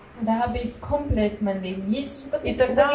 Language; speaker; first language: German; non-native, learner; Russian